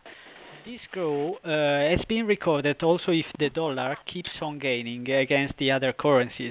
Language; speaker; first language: English; non-native, fluent; Italian